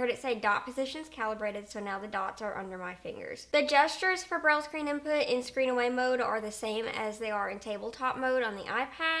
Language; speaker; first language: English; native; English